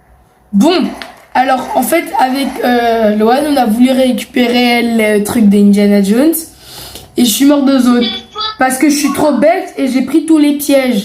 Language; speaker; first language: French; native; French